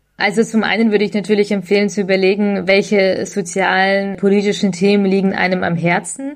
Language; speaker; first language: German; early bilingual, other home language; Russian